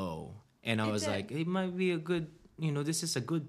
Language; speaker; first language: English; non-native, local second language; Filipino